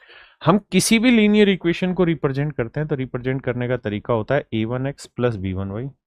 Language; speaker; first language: Hindi; native; Hindi